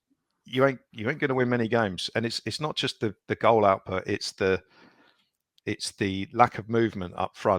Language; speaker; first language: English; native; English